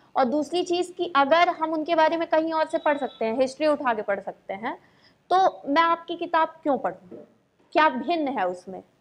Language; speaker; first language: Hindi; native; Hindi